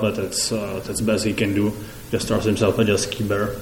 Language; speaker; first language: English; non-native, learner; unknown